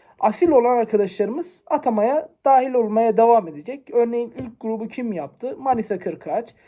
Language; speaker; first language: Turkish; native; Turkish